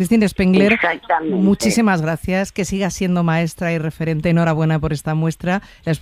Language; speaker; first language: Spanish; native; Spanish